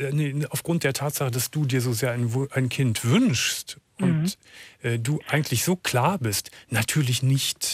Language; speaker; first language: German; native; German